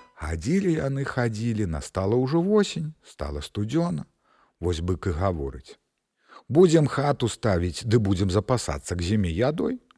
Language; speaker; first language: Belarusian; native; Belarusian